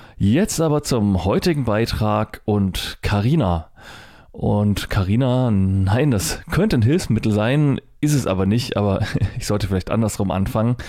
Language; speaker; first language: German; native; German